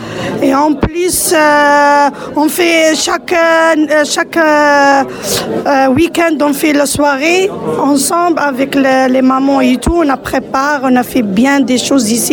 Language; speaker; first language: French; non-native, local second language; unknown